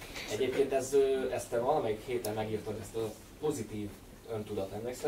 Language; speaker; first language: Hungarian; native; Hungarian